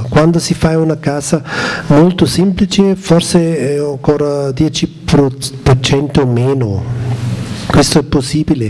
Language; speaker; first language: Italian; non-native, learner; German